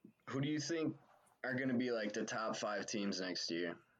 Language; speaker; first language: English; native; English